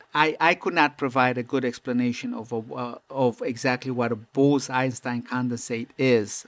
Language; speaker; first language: English; non-native, fluent; Romanian